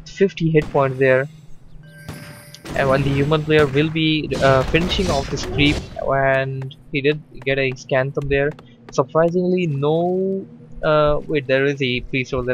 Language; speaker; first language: English; non-native, fluent; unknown